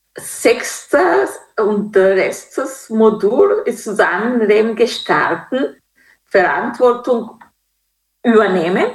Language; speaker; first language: German; non-native, fluent; Kinyarwanda